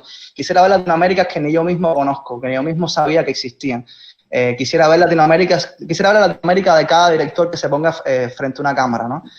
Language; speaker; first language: Spanish; native; Spanish